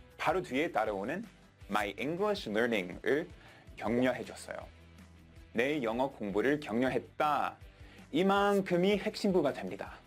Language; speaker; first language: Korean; non-native, fluent; English